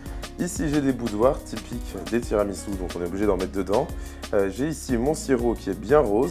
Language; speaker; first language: French; native; French